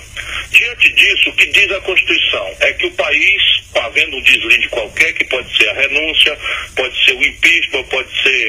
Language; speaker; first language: Portuguese; native; Portuguese